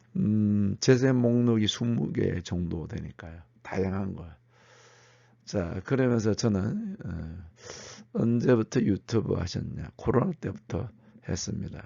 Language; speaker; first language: Korean; native; Korean